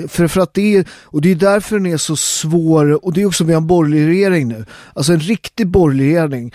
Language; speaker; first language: Swedish; native; Swedish